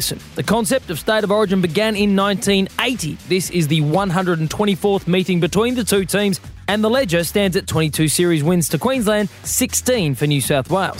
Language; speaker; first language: English; native; English